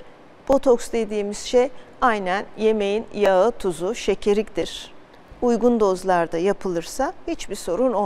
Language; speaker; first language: Turkish; native; Turkish